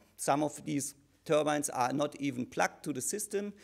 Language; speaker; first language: English; non-native, fluent; German